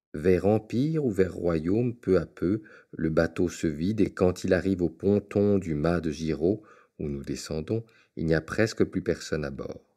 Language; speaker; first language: French; native; French